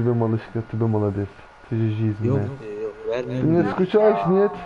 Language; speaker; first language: Russian; non-native, learner; Turkish